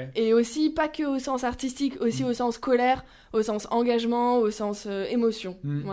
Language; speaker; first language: French; native; French